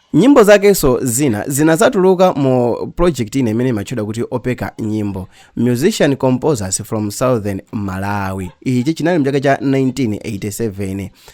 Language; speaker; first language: Nyanja; native; Nyanja